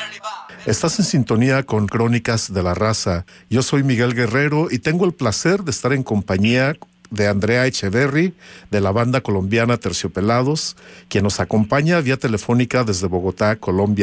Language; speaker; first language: Spanish; native; Spanish